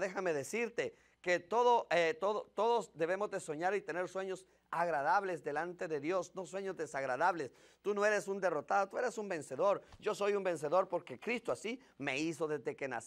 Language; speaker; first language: Spanish; native; Spanish